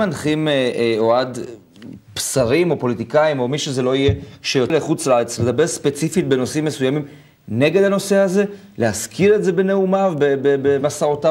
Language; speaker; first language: Hebrew; native; Hebrew